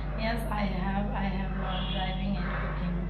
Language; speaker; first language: English; non-native, learner; Nepali